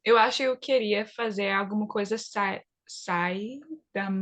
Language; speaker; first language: Portuguese; early bilingual, other home language; English